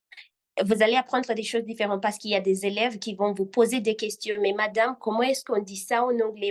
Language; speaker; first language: French; non-native, fluent; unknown